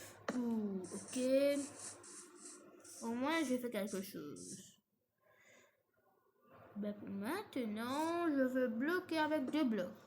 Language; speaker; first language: French; non-native, fluent; English